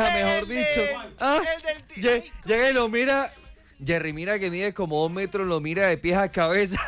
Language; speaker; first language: Spanish; native; Spanish